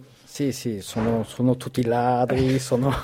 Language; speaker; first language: Italian; non-native, fluent; French